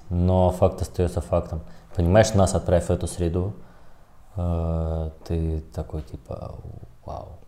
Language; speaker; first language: Russian; native; Russian